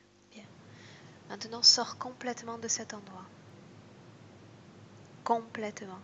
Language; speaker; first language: French; native; French